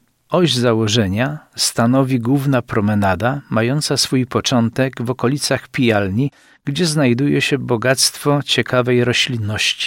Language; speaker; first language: Polish; native; Polish